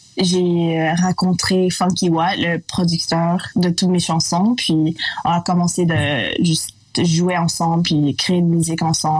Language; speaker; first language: French; non-native, local second language; English